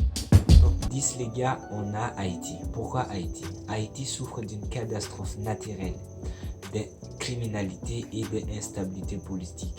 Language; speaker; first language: French; non-native, local second language; Malagasy